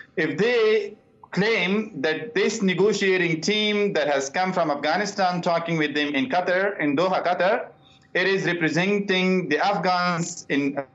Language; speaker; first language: English; non-native, fluent; Persian